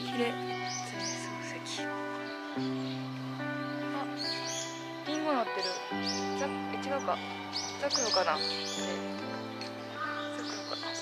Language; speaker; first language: Japanese; native; Japanese